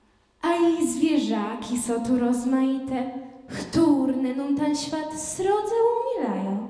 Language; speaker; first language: Polish; native; Polish